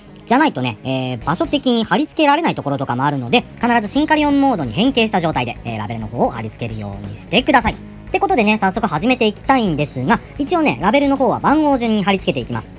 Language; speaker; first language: Japanese; native; Japanese